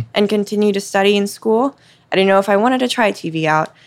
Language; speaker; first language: English; native; English